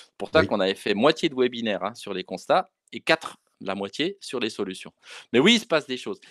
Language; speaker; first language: French; native; French